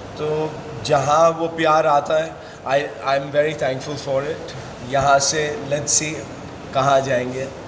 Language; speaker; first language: Hindi; non-native, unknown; English